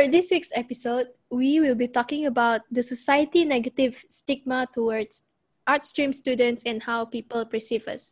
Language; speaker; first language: English; non-native, local second language; Malay